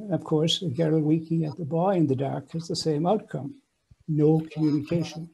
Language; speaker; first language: English; native; English